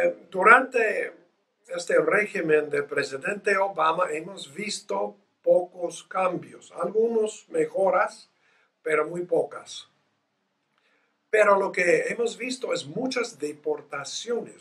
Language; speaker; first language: Spanish; non-native, fluent; English